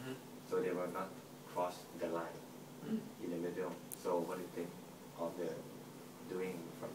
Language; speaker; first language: English; non-native, learner; Thai